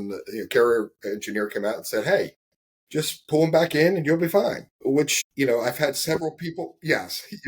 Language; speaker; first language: English; native; English